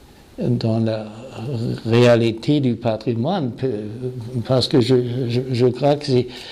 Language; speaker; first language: French; non-native, fluent; German